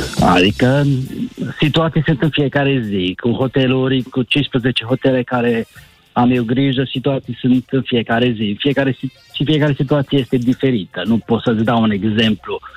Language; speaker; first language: Romanian; native; Romanian